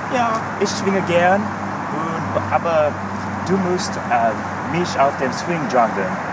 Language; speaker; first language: German; non-native, learner; English